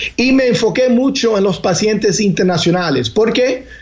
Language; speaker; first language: Spanish; early bilingual, heritage; Spanish